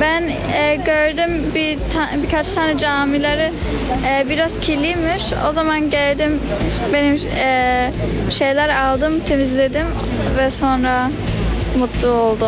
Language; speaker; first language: Turkish; non-native, learner; Albanian